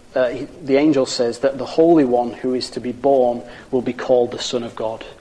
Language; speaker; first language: English; native; English